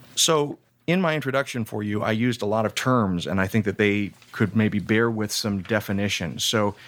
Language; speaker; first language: English; native; English